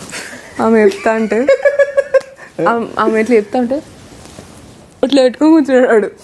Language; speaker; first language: Telugu; native; Telugu